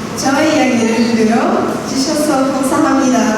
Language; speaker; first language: Korean; non-native, learner; Portuguese